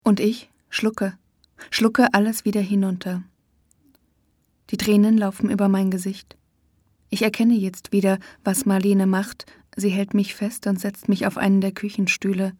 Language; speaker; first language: German; native; German